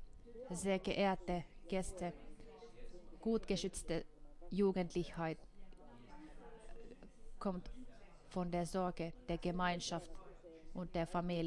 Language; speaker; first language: German; non-native, fluent; Finnish